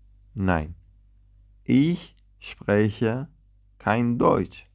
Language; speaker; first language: German; non-native, fluent; Central Kurdish